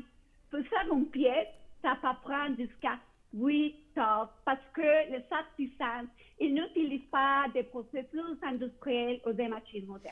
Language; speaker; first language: French; non-native, fluent; Spanish